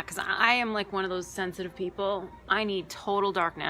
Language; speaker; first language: English; native; English